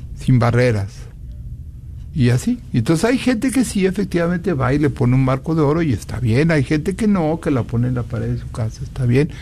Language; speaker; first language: Spanish; native; Spanish